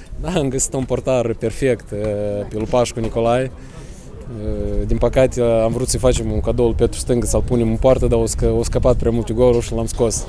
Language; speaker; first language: Romanian; non-native, local second language; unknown